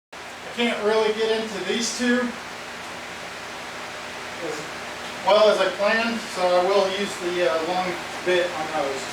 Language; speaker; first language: English; native; English